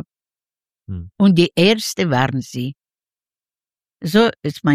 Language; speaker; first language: German; non-native, learner; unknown